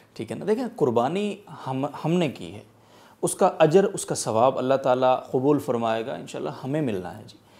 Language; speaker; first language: Urdu; native; Urdu